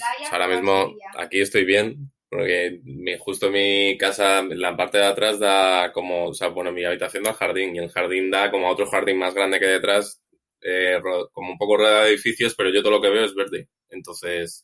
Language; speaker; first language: Spanish; native; Spanish